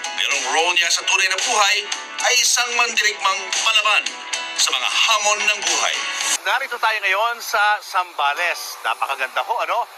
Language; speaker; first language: Filipino; native; Filipino